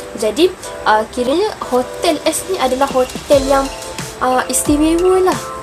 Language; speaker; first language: Malay; native; Malay